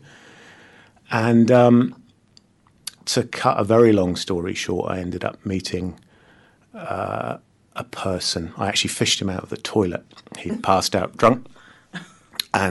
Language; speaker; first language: English; native; English